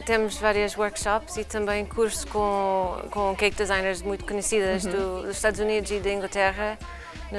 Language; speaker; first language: Portuguese; non-native, fluent; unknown